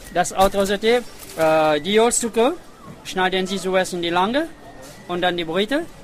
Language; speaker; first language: German; non-native, learner; Morisyen